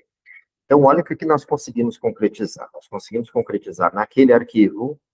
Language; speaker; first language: Portuguese; native; Portuguese